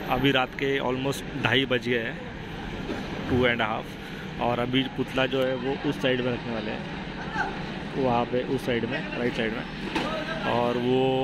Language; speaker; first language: Hindi; non-native, local second language; Marathi